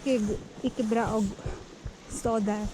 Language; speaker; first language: Norwegian; non-native, learner; Filipino